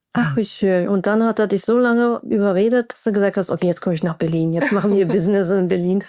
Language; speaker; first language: German; native; German